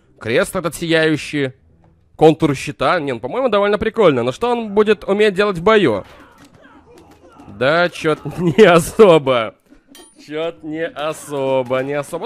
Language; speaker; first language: Russian; native; Russian